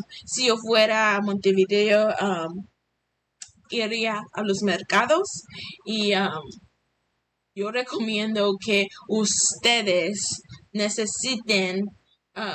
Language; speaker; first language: Spanish; non-native, learner; English